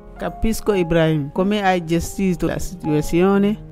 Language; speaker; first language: Italian; non-native, learner; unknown